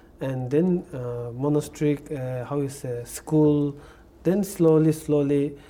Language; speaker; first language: English; non-native, learner; Tibetan